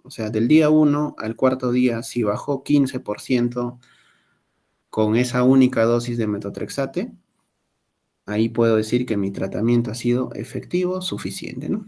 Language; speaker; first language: Spanish; native; Spanish